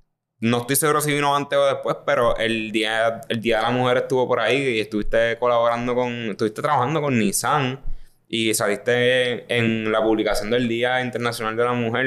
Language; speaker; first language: Spanish; native; Spanish